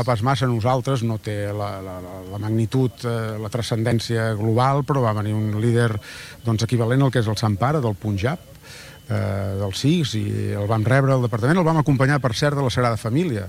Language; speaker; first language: Catalan; native; Catalan